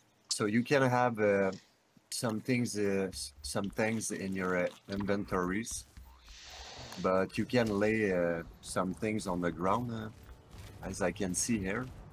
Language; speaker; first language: English; non-native, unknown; French